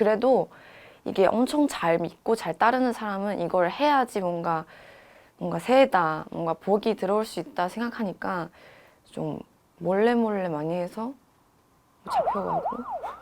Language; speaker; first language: Korean; non-native, fluent; Chinese